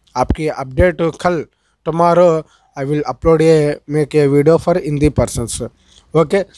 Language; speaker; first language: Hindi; non-native, local second language; Telugu